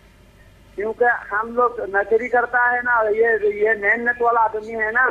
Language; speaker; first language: Hindi; non-native, learner; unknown